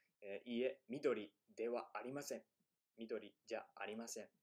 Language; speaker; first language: Japanese; non-native, fluent; English